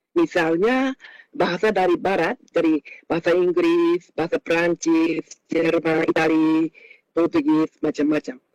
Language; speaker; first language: Indonesian; non-native, fluent; Japanese